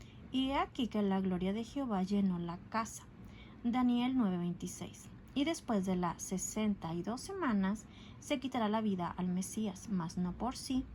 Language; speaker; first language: Spanish; native; Spanish